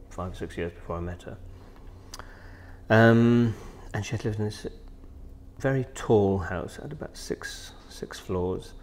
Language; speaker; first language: English; native; English